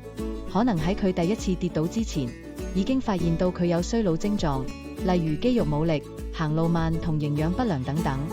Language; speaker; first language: Cantonese; native; Cantonese